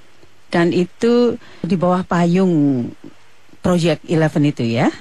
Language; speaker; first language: Indonesian; native; Indonesian